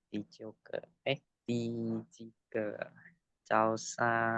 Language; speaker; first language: Chinese; non-native, learner; Indonesian